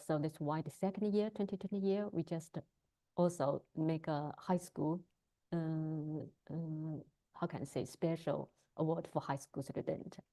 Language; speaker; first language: English; non-native, learner; Chinese